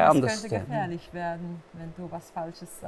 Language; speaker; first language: German; early bilingual, other home language; Albanian